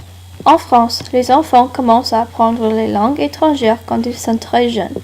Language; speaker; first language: French; non-native, learner; English